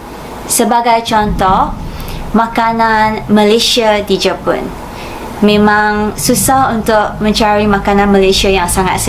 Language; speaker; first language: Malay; non-native, fluent; Japanese